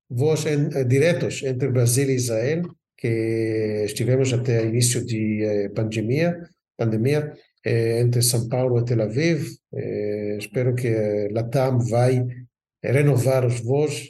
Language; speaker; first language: Portuguese; non-native, fluent; Hebrew